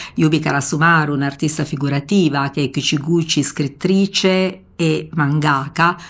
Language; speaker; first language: Italian; native; Italian